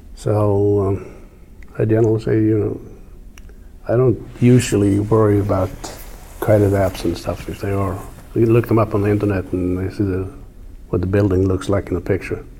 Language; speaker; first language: English; non-native, fluent; Swedish